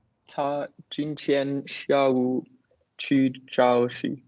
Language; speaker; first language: Chinese; non-native, learner; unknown